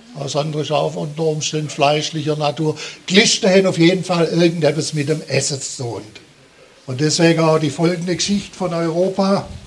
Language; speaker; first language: German; native; German